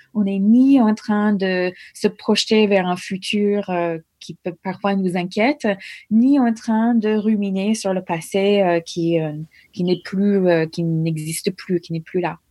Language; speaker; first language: French; non-native, fluent; English